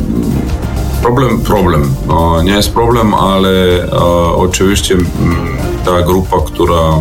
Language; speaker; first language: Polish; non-native, fluent; Serbian